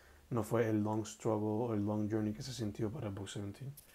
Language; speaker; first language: Spanish; native; Spanish